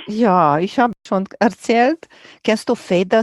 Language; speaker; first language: German; non-native, fluent; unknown